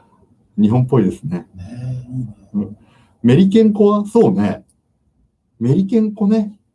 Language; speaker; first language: Japanese; native; Japanese